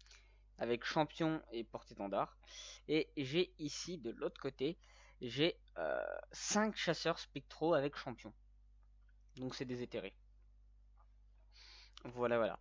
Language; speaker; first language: French; native; French